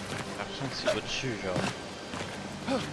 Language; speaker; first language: French; native; French